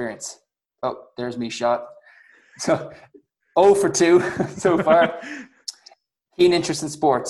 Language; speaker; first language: English; native; English